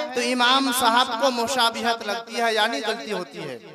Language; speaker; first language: Urdu; non-native, local second language; Bangla